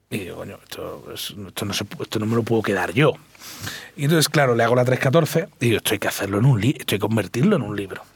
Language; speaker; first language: Spanish; native; Spanish